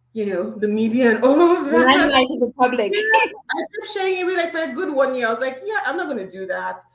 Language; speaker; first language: English; non-native, local second language; Igbo